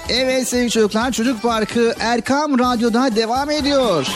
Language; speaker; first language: Turkish; native; Turkish